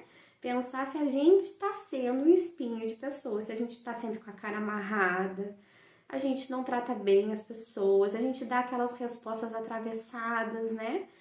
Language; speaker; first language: Portuguese; native; Portuguese